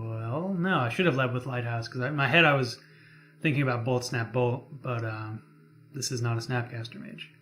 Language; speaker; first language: English; native; English